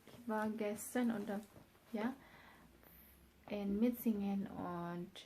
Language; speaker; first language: German; non-native, learner; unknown